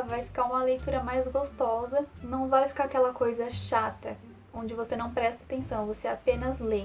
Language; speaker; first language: Portuguese; native; Portuguese